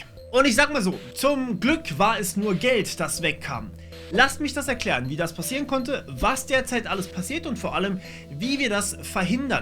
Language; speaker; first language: German; native; German